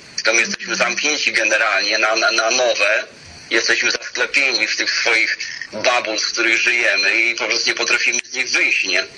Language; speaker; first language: Polish; native; Polish